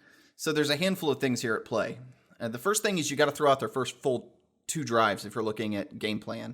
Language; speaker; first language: English; native; English